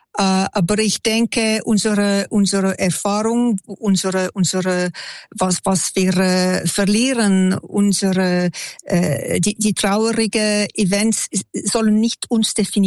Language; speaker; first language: German; non-native, local second language; French